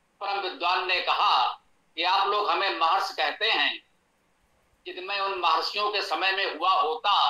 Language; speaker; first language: Hindi; native; Hindi